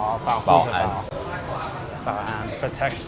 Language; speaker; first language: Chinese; non-native, learner; English